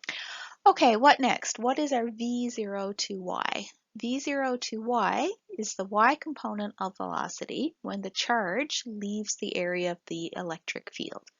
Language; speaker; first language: English; native; English